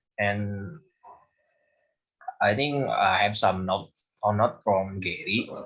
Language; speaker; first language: English; non-native, learner; Indonesian